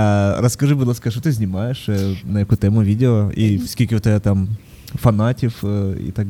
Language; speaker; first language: Ukrainian; native; Ukrainian